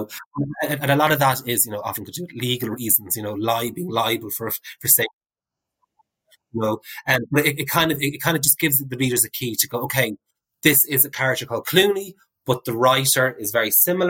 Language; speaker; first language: English; native; English